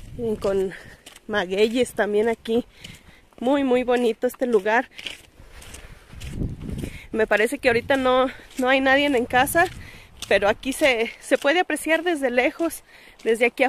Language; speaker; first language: Spanish; native; Spanish